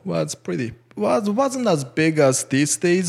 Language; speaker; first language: English; non-native, fluent; Japanese